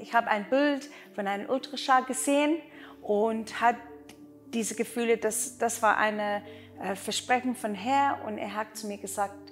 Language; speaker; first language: German; non-native, learner; Afrikaans